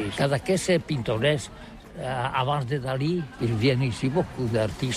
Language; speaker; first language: French; non-native, learner; Catalan